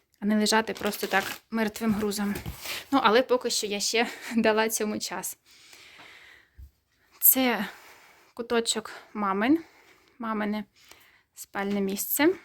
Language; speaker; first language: Ukrainian; native; Ukrainian